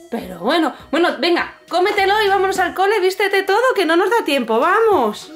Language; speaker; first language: Spanish; native; Spanish